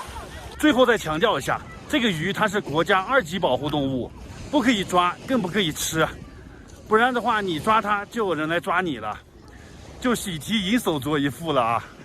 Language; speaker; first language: Chinese; native; Chinese